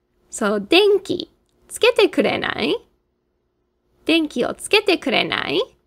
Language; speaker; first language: Japanese; non-native, fluent; English